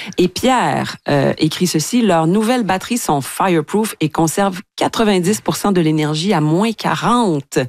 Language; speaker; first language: French; native; French